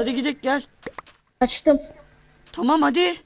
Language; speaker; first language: Turkish; native; Turkish